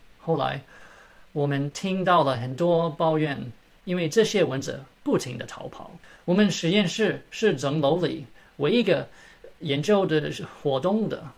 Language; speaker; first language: Chinese; early bilingual, heritage; Chinese